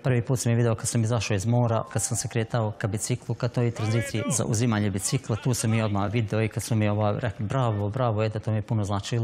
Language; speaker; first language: Croatian; native; Croatian